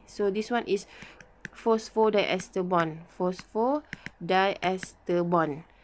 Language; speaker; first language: English; non-native, local second language; Malay